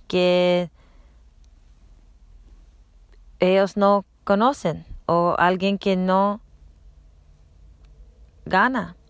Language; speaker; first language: Spanish; non-native, learner; English